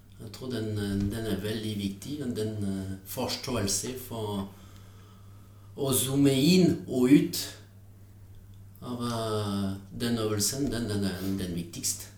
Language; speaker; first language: Norwegian; non-native, fluent; French